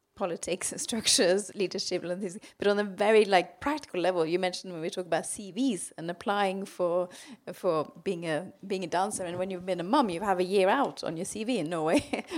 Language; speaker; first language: English; non-native, fluent; Norwegian